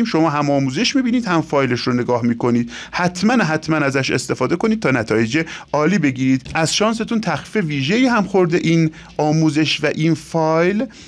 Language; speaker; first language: Persian; native; Persian